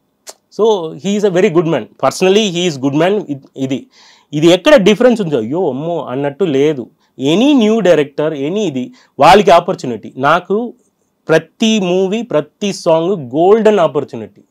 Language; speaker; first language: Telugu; non-native, local second language; Tamil